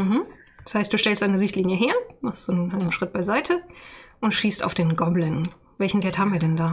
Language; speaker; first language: German; native; German